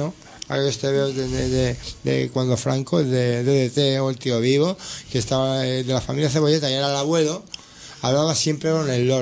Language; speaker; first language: Spanish; native; Spanish